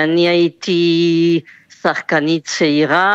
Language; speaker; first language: Hebrew; non-native, fluent; French